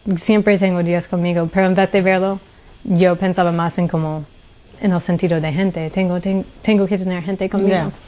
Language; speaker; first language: Spanish; non-native, fluent; English